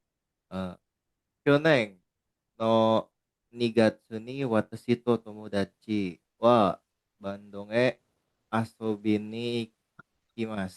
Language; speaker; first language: Japanese; non-native, learner; Indonesian